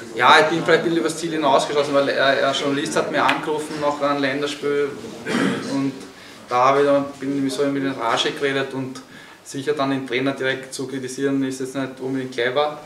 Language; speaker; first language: German; native; German